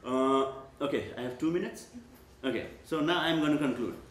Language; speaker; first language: English; non-native, local second language; Nepali